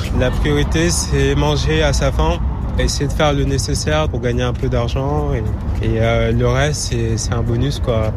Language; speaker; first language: French; early bilingual, other home language; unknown